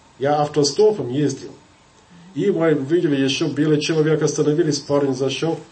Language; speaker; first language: Russian; non-native, fluent; English